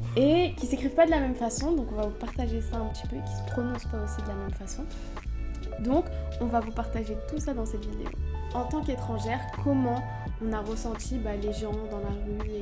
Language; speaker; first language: French; native; French